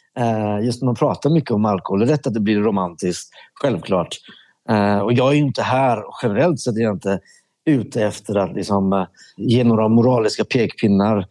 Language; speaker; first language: Swedish; early bilingual, other home language; Persian